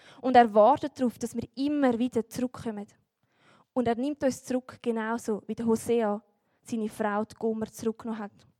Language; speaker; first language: German; native; German